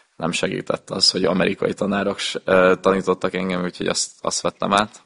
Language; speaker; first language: Hungarian; early bilingual, heritage; Hungarian